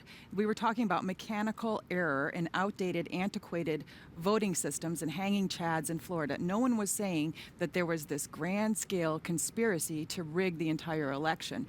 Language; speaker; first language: English; native; English